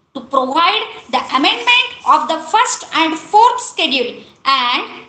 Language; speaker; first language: English; non-native, local second language; Marathi